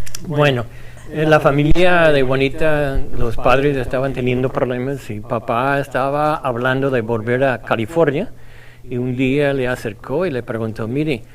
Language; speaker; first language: Spanish; non-native, fluent; English